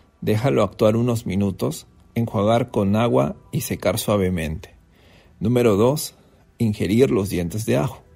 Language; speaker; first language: Spanish; native; Spanish